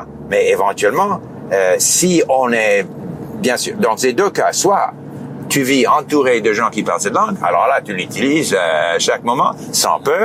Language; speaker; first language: French; non-native, fluent; English